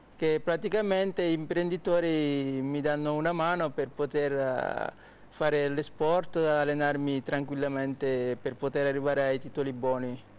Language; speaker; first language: Italian; non-native, fluent; Wolof